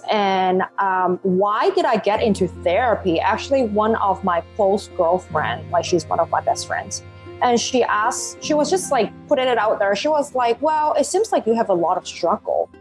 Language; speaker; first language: English; non-native, local second language; Cantonese